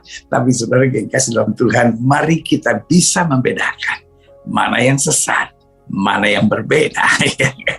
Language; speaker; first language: Indonesian; native; Indonesian